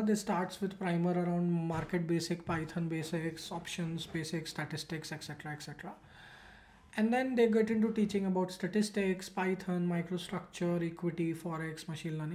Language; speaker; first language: English; non-native, local second language; Hindi